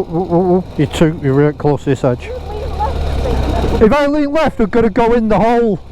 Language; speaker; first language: English; native; English